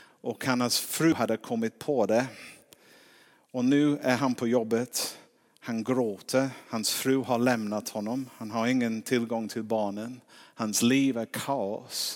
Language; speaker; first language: Swedish; non-native, fluent; English